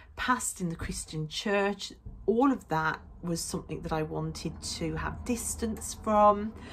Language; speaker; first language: English; native; English